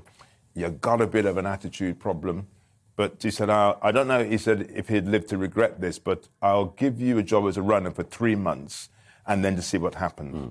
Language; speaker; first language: English; native; English